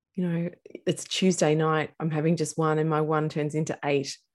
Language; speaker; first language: English; native; English